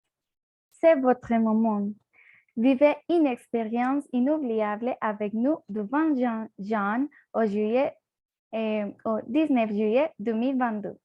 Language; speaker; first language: French; non-native, learner; Spanish